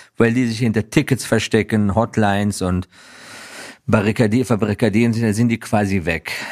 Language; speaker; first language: German; non-native, fluent; Persian